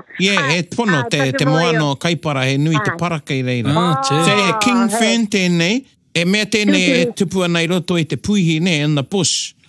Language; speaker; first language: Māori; non-native, local second language; English